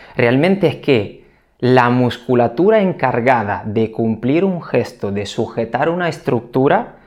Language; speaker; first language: Spanish; non-native, fluent; Italian